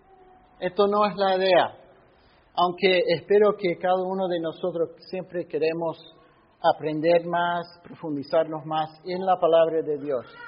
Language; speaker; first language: Spanish; non-native, fluent; English